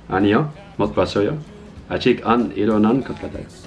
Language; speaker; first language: Korean; non-native, learner; Dutch